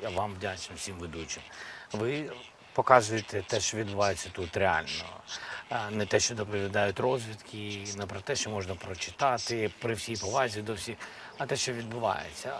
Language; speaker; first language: Ukrainian; non-native, local second language; Russian